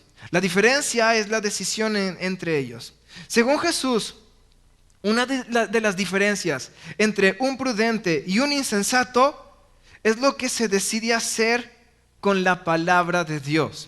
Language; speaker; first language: Spanish; native; Spanish